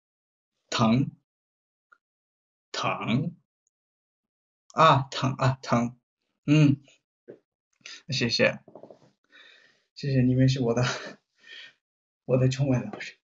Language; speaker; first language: Chinese; non-native, learner; Japanese